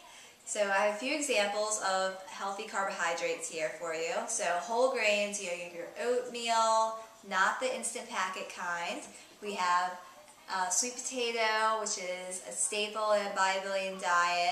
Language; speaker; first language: English; native; English